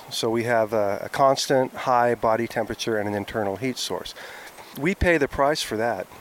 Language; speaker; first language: English; native; English